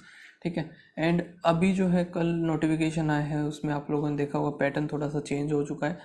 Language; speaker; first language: Hindi; native; Hindi